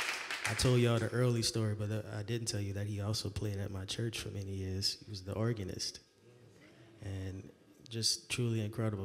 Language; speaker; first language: English; native; English